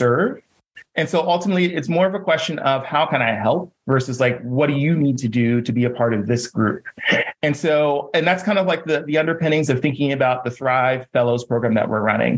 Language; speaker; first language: English; native; English